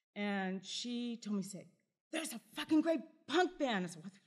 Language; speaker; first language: English; native; English